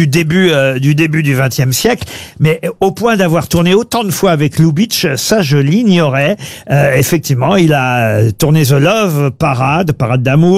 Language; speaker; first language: French; native; French